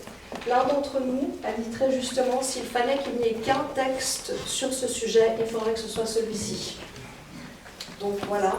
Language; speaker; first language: French; native; French